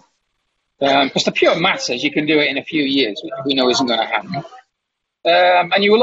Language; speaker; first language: English; native; English